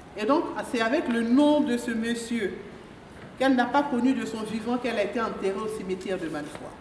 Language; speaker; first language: French; non-native, local second language; Mandingo